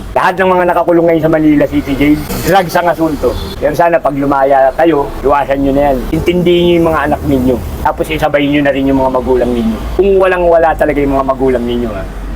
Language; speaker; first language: Filipino; native; Filipino